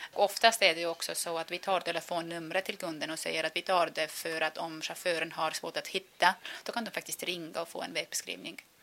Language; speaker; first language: Swedish; non-native, fluent; Estonian